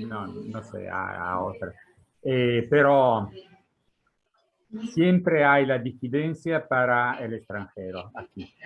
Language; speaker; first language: Spanish; non-native, fluent; Italian